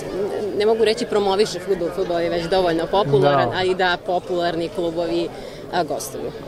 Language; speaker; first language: Serbian; native; Serbian